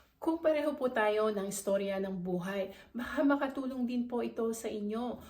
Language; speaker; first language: Filipino; native; Filipino